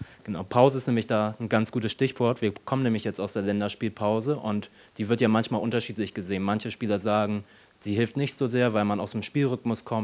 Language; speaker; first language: German; native; German